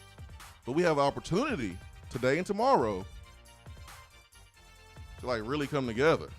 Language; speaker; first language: English; native; English